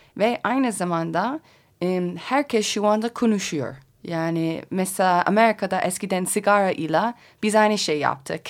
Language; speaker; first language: Turkish; non-native, learner; English